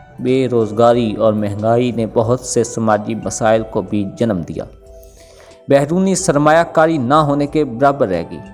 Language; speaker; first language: Urdu; non-native, local second language; Pashto